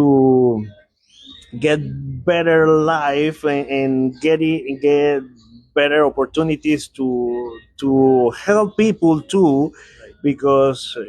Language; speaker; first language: English; non-native, learner; Spanish